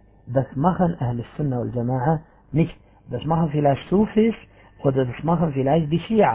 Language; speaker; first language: German; non-native, fluent; Arabic